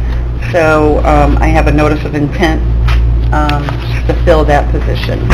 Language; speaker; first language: English; native; English